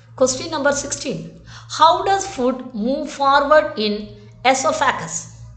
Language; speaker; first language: English; non-native, local second language; Tamil